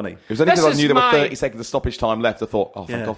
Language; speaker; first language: English; native; English